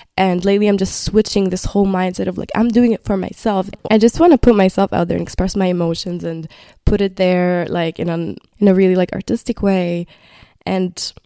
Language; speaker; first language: English; non-native, fluent; Arabic